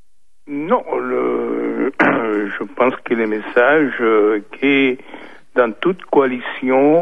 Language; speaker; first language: French; non-native, fluent; Italian